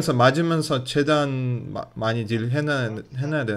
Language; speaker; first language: Korean; non-native, fluent; Russian